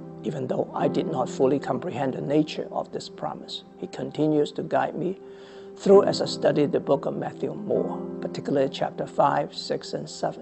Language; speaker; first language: English; non-native, local second language; Cantonese